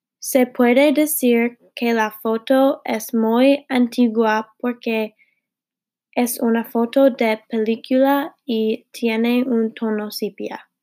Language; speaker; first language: Spanish; non-native, learner; English